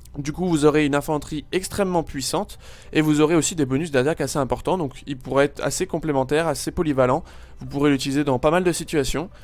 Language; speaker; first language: French; native; French